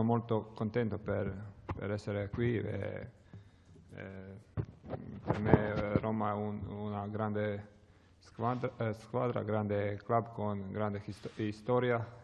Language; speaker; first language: Italian; non-native, learner; Croatian